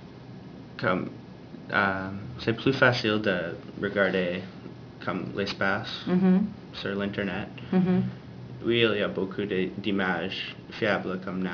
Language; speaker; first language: French; non-native, learner; English